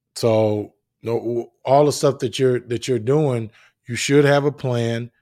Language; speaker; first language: English; native; English